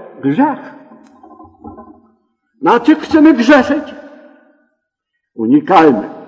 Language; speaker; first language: Polish; native; Polish